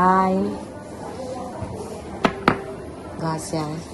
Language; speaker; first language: Spanish; non-native, learner; French